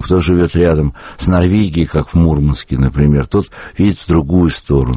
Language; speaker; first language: Russian; native; Russian